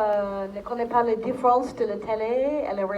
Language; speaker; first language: French; non-native, learner; English